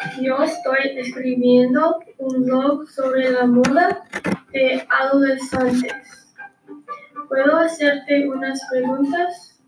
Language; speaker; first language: Spanish; non-native, learner; English